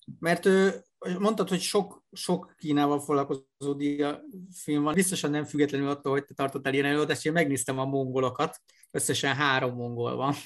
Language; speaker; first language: Hungarian; native; Hungarian